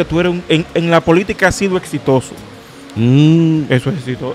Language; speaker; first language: Spanish; native; Spanish